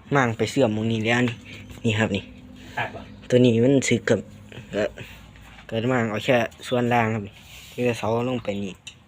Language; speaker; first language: Thai; native; Thai